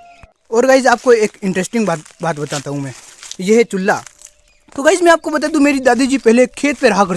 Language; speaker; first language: Hindi; non-native, local second language; Rajasthani